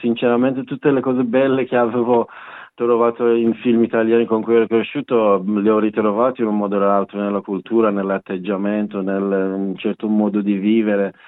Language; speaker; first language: Italian; non-native, fluent; Persian